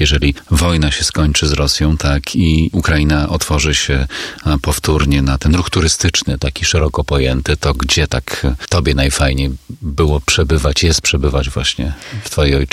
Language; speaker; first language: Polish; native; Polish